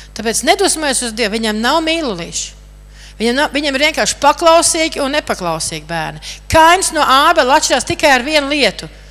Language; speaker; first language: Latvian; native; Latvian